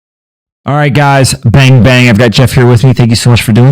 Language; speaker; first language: English; native; English